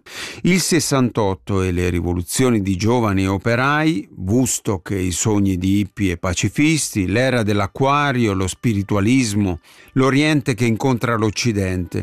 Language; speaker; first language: Italian; native; Italian